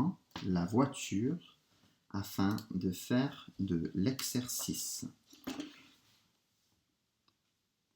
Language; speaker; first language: French; non-native, fluent; English